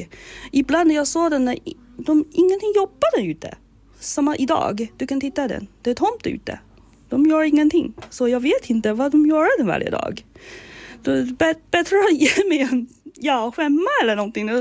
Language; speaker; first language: Swedish; non-native, learner; Chinese